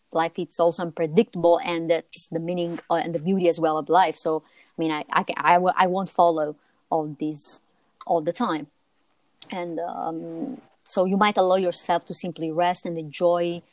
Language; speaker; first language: English; non-native, fluent; Italian